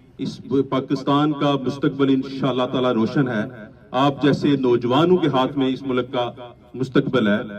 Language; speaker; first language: Urdu; non-native, local second language; Punjabi